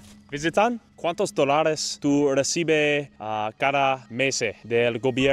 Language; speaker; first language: Spanish; non-native, learner; English